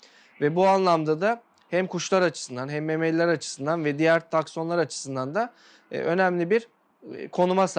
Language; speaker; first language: Turkish; native; Turkish